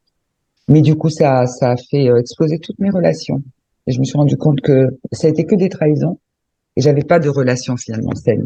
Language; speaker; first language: French; native; French